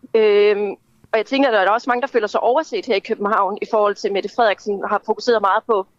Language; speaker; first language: Danish; native; Danish